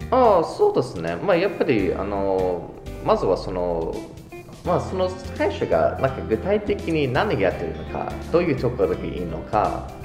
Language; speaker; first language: Japanese; non-native, fluent; English